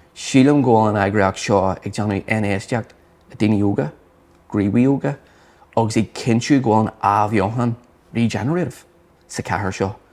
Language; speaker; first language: Irish; non-native, local second language; English